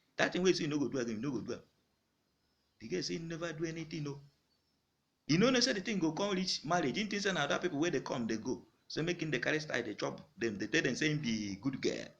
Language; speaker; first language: Nigerian Pidgin; non-native, local second language; Igbo